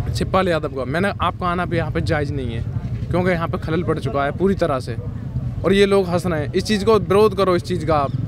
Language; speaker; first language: Hindi; native; Hindi